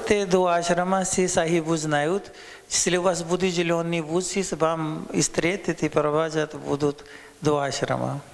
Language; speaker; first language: Russian; non-native, learner; Hindi